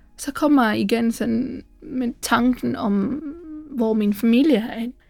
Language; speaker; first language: Danish; non-native, fluent; Tamil